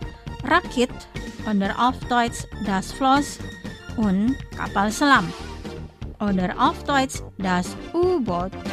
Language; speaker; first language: German; non-native, fluent; Indonesian